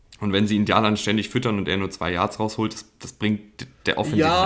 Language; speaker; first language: German; native; German